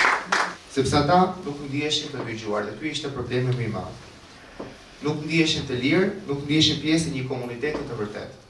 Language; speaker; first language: Albanian; native; Albanian